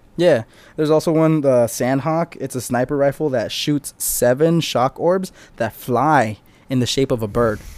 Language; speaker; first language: English; early bilingual, other home language; Spanish